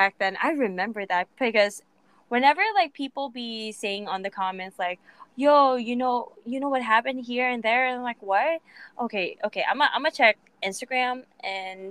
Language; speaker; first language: English; non-native, local second language; Cebuano